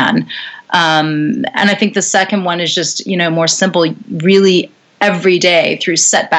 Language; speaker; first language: English; native; English